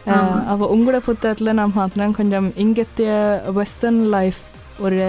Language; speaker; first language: Tamil; early bilingual, other home language; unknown